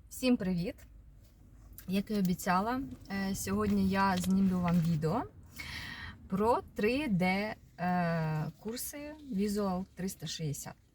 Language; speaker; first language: Ukrainian; non-native, local second language; Russian